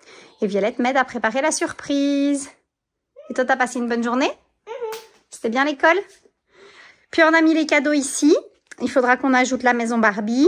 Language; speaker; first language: French; native; French